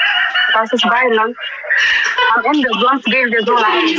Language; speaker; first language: German; early bilingual, other home language; Amharic